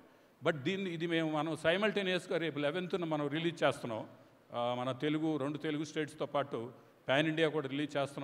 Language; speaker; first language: Telugu; native; Telugu